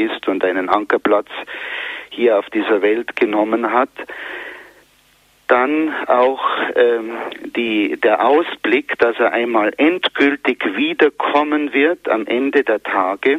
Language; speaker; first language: German; native; German